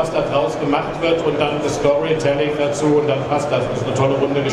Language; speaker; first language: German; native; German